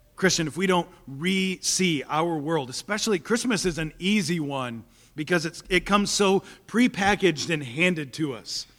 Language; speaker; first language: English; native; English